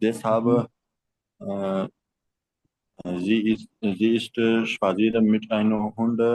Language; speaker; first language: German; non-native, learner; Hindi